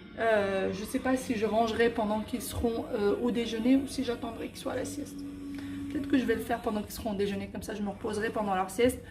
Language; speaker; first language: French; early bilingual, other home language; Arabic